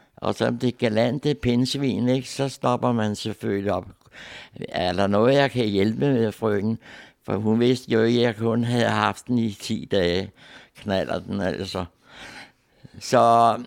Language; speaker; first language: Danish; native; Danish